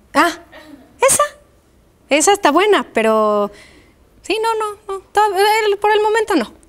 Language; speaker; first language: Spanish; early bilingual, other home language; Polish